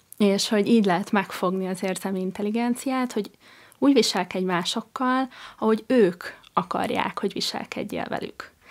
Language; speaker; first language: Hungarian; non-native, fluent; English